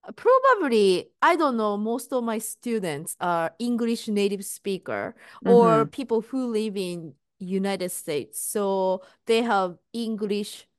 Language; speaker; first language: English; non-native, fluent; Japanese